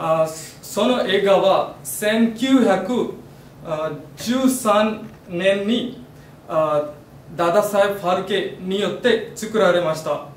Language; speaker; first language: Japanese; non-native, learner; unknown